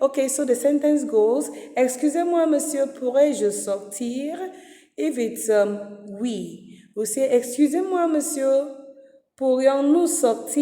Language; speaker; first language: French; non-native, fluent; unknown